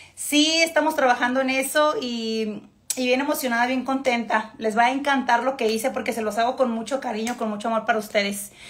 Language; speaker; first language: Spanish; native; Spanish